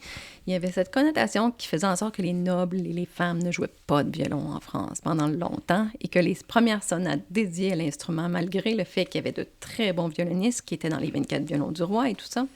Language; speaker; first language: French; native; French